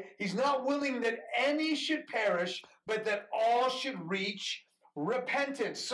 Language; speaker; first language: English; early bilingual, other home language; Persian